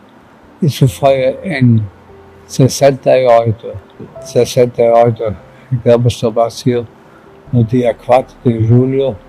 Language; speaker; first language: Portuguese; non-native, fluent; German